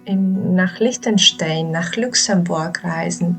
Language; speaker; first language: German; non-native, learner; Ukrainian